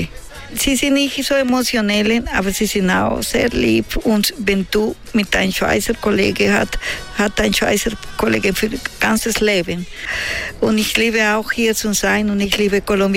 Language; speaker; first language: German; non-native, learner; Spanish